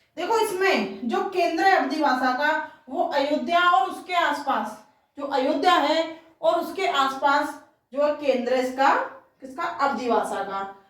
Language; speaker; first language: Hindi; native; Hindi